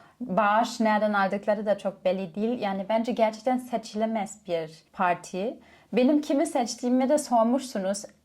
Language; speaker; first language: Turkish; non-native, fluent; German